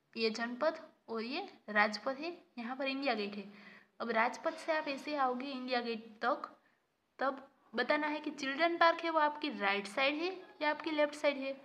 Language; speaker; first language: Hindi; non-native, local second language; Gujarati